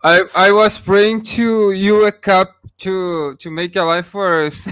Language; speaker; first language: English; non-native, learner; Portuguese